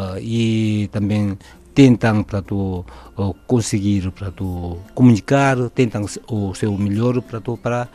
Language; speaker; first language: Portuguese; non-native, fluent; Korean